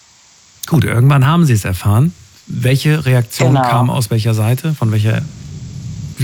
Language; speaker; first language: German; native; German